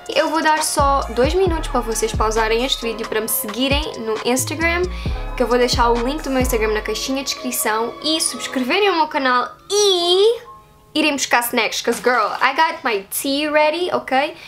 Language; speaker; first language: Portuguese; early bilingual, heritage; Portuguese